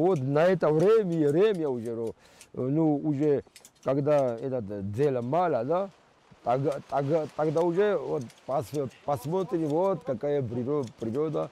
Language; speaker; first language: Russian; non-native, local second language; Georgian